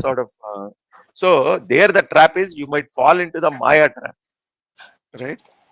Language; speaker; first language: English; non-native, local second language; Telugu